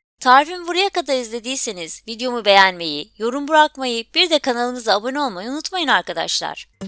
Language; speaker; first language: Turkish; native; Turkish